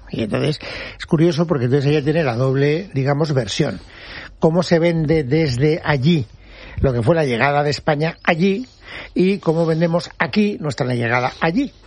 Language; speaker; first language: Spanish; native; Spanish